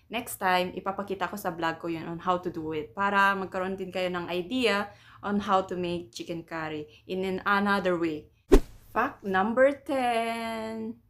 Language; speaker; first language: Filipino; non-native, local second language; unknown